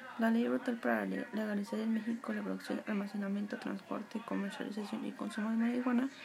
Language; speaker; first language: Spanish; native; Spanish